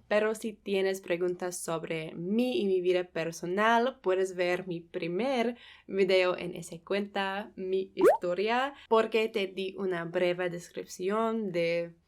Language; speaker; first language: Spanish; non-native, fluent; English